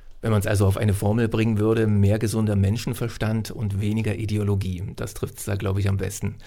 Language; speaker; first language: German; native; German